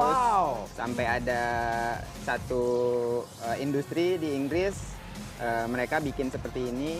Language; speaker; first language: Indonesian; native; Indonesian